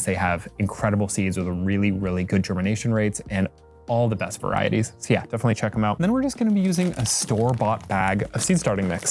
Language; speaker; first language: English; native; English